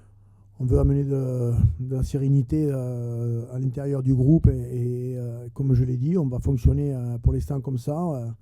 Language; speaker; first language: French; native; French